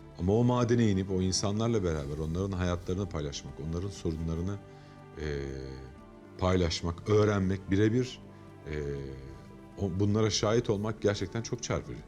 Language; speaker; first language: Turkish; native; Turkish